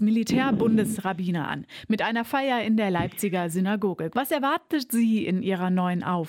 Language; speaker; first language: German; native; German